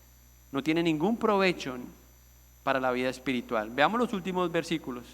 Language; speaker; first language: Spanish; native; Spanish